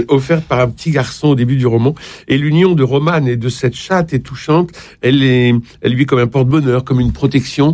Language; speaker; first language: French; native; French